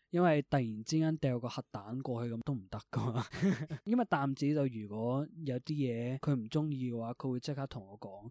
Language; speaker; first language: Cantonese; early bilingual, other home language; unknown